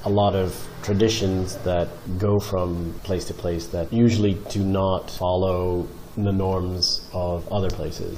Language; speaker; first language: English; native; English